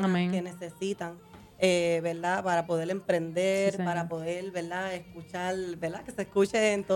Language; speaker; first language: Spanish; native; Spanish